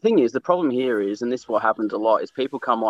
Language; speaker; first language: English; native; English